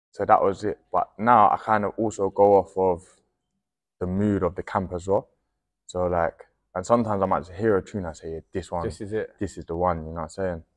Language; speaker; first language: English; native; English